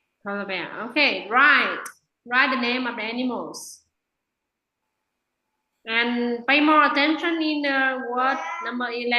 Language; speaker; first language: English; non-native, fluent; Vietnamese